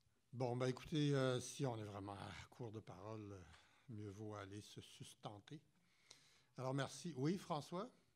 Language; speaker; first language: French; native; French